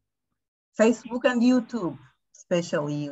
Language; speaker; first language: English; non-native, fluent; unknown